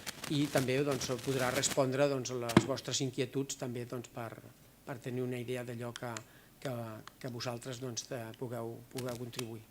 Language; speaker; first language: Catalan; native; Catalan